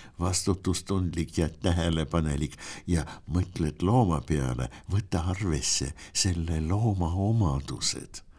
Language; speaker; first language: Estonian; non-native, local second language; Russian